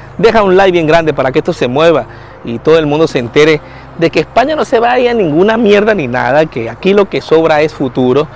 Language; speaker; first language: Spanish; native; Spanish